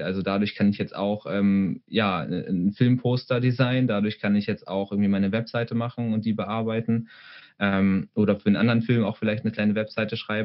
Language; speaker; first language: German; native; German